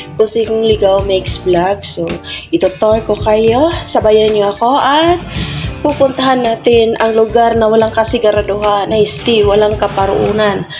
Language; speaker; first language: Filipino; non-native, local second language; Cebuano